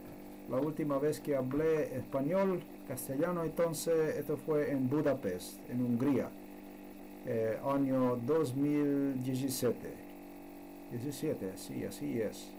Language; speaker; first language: Spanish; non-native, learner; Slovenian